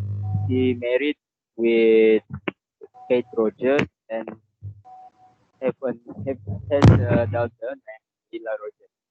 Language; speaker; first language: English; non-native, local second language; Malay